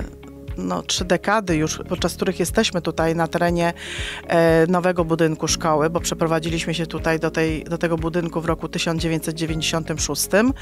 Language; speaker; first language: Polish; native; Polish